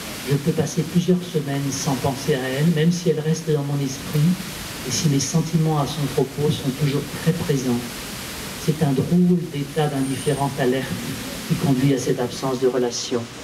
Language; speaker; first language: French; native; French